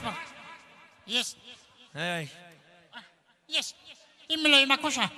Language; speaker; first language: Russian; non-native, learner; Tajik